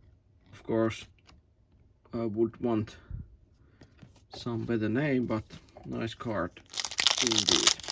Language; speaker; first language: English; non-native, learner; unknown